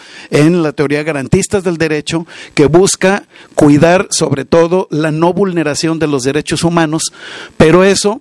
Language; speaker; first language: Spanish; native; Spanish